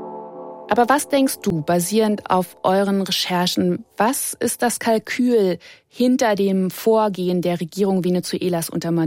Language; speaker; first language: German; native; German